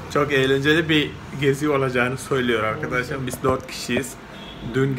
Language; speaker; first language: Turkish; non-native, fluent; Malayalam